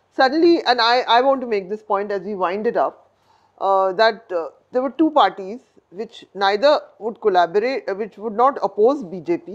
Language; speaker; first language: English; non-native, local second language; Hindi